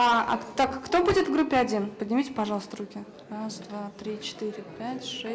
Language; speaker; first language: Russian; native; Russian